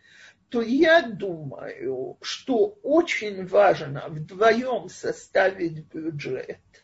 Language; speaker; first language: Russian; native; Russian